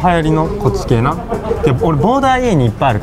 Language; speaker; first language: Japanese; native; Japanese